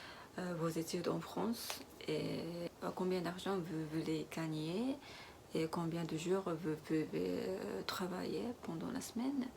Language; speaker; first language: French; non-native, learner; Japanese